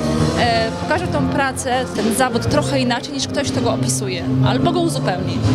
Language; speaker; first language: Polish; native; Polish